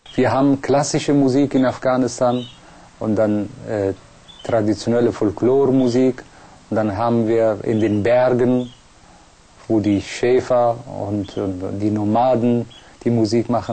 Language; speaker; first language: German; non-native, fluent; Persian